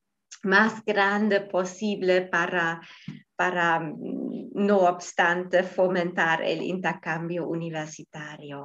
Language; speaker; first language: Spanish; non-native, fluent; German